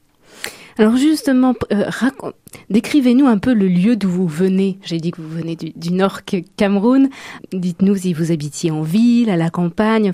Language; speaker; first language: French; native; French